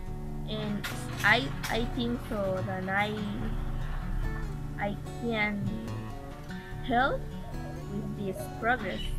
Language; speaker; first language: English; non-native, learner; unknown